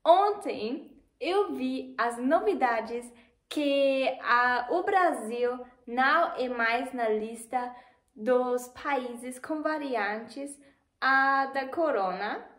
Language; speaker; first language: Portuguese; non-native, fluent; German